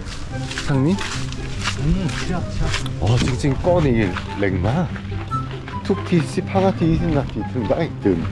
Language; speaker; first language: Thai; non-native, learner; Korean